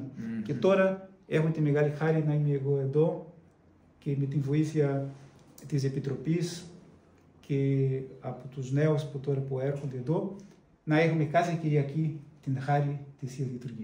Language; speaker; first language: Greek; non-native, fluent; Portuguese